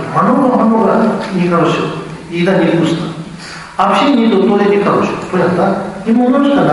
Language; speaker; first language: Russian; non-native, learner; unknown